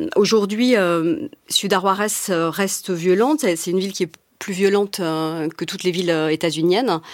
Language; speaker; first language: French; native; French